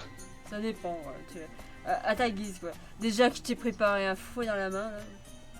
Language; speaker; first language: French; native; French